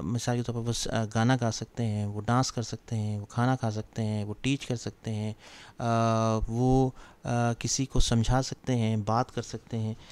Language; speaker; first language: Urdu; native; Urdu